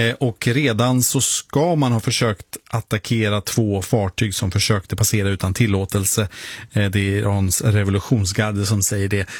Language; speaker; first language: Swedish; native; Swedish